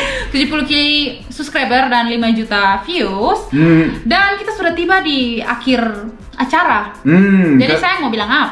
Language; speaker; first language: Indonesian; non-native, local second language; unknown